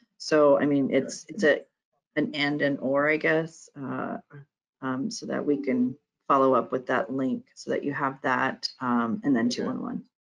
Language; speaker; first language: English; native; English